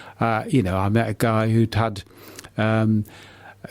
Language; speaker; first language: English; native; English